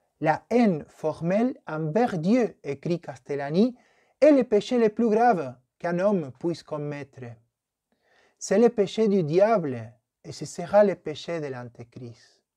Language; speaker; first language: French; non-native, fluent; Spanish